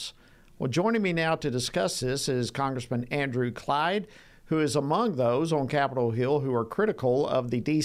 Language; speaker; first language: English; native; English